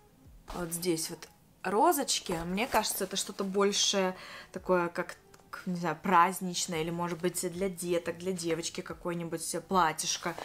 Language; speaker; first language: Russian; native; Russian